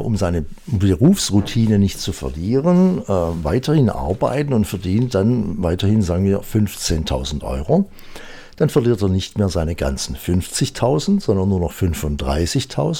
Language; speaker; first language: German; native; German